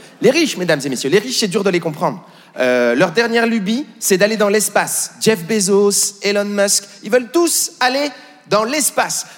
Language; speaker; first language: French; native; French